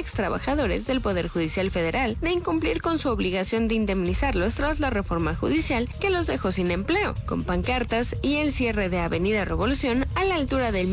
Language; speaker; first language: Spanish; native; Spanish